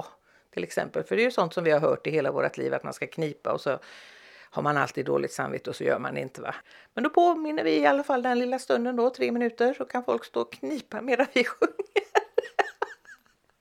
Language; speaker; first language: Swedish; native; Swedish